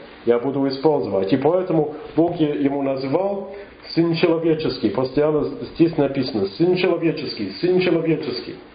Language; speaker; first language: Russian; non-native, fluent; English